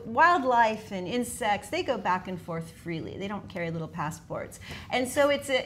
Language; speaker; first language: English; native; English